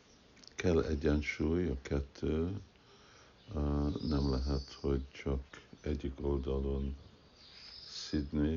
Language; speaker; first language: Hungarian; early bilingual, heritage; Hungarian